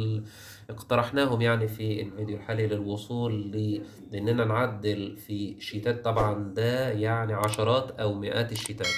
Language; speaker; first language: Arabic; native; Arabic